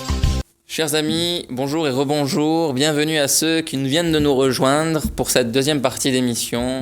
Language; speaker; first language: French; native; French